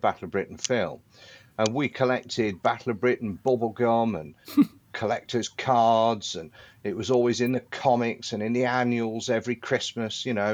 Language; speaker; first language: English; native; English